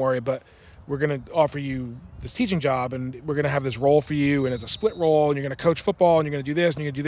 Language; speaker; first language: English; native; English